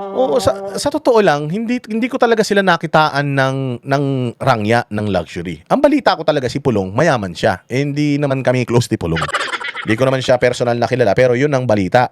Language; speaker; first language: Filipino; non-native, local second language; Iloko